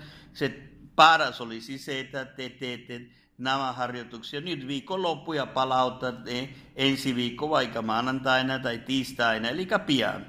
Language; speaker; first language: Finnish; non-native, fluent; Spanish